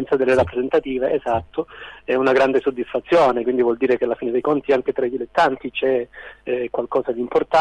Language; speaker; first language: Italian; native; Italian